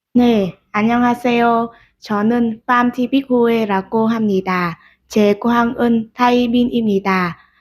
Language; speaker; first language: Korean; non-native, learner; Vietnamese